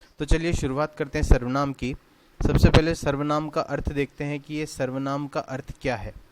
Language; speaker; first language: Hindi; native; Hindi